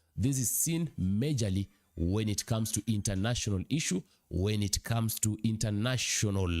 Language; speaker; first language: English; non-native, local second language; Swahili